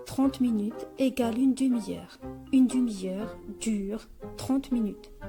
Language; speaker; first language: French; non-native, local second language; Arabic